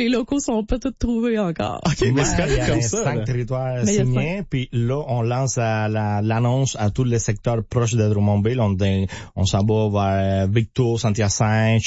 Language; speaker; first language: French; non-native, fluent; Spanish